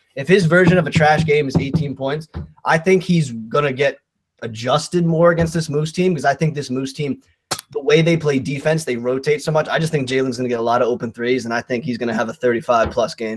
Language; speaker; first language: English; native; English